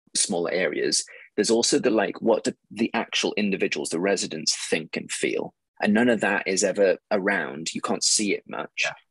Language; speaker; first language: English; native; English